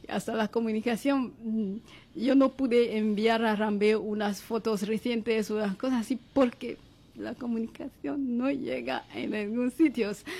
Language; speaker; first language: Spanish; non-native, fluent; Kinyarwanda